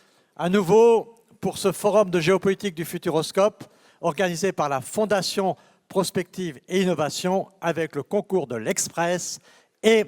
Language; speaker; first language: French; native; French